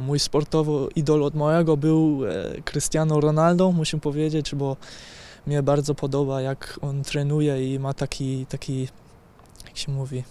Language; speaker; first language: Polish; early bilingual, heritage; German